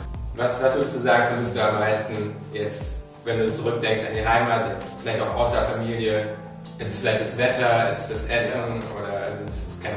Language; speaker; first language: German; native; German